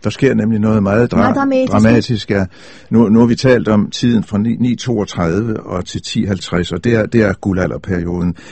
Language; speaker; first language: Danish; native; Danish